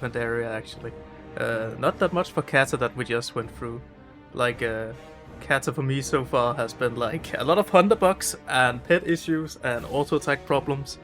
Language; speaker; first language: English; non-native, fluent; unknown